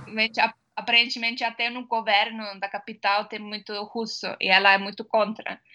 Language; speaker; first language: Portuguese; non-native, fluent; Estonian